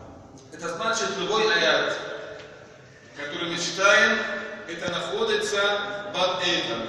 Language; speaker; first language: Russian; non-native, fluent; Arabic